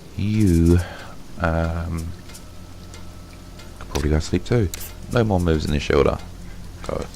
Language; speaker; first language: English; native; English